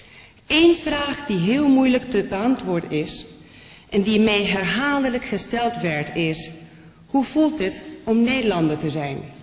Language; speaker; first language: Dutch; non-native, fluent; Spanish